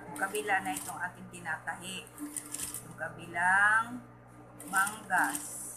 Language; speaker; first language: Filipino; non-native, local second language; Waray